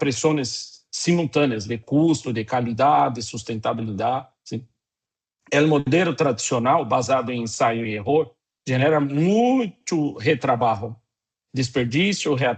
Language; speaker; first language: Portuguese; non-native, fluent; Spanish